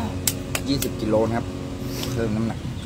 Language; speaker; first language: Thai; native; Thai